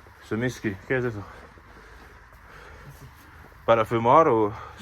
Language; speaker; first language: Spanish; non-native, learner; English